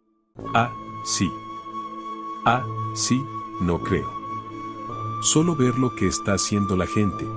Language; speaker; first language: Spanish; native; Spanish